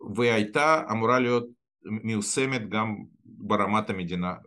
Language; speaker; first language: Hebrew; non-native, fluent; Russian